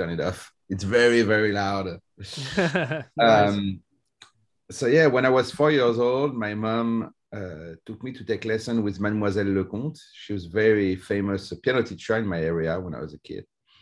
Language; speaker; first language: English; non-native, fluent; French